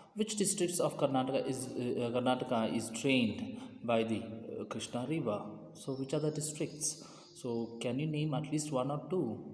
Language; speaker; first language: English; non-native, local second language; Kannada